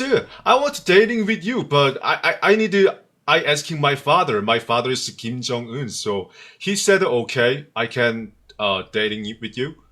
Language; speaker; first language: English; non-native, learner; Korean